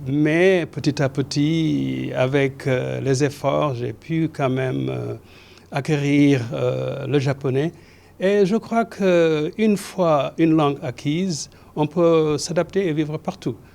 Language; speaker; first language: French; non-native, local second language; Serer